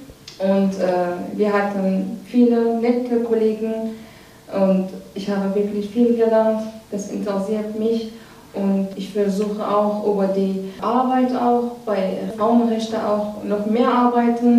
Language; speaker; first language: German; non-native, learner; Persian